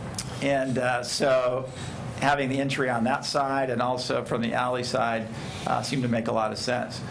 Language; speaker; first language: English; native; English